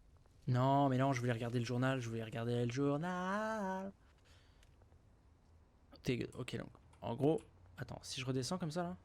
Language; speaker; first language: French; native; French